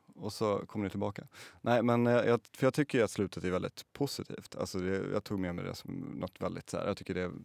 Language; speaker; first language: Swedish; native; Swedish